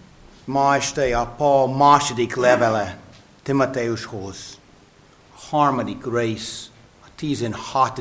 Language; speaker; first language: Hungarian; non-native, fluent; English